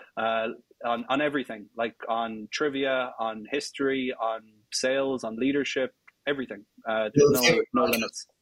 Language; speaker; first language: English; native; English